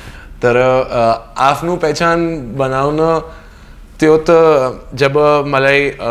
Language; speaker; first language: Nepali; non-native, learner; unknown